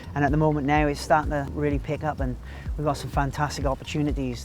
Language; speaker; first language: English; native; English